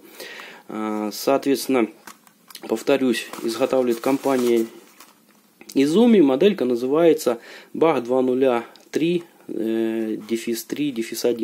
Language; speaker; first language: Russian; native; Russian